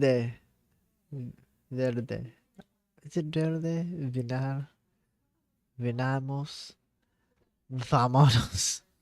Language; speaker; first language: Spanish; non-native, learner; English